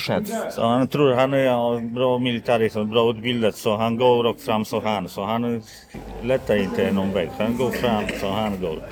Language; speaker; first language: Swedish; non-native, learner; Polish